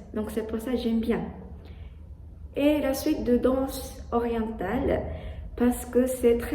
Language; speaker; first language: French; non-native, learner; Japanese